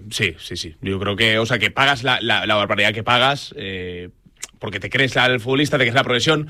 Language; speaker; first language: Spanish; native; Spanish